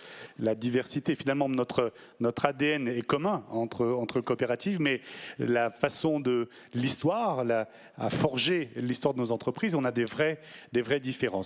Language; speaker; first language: French; native; French